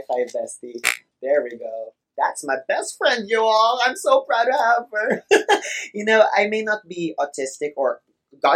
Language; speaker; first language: English; non-native, local second language; Filipino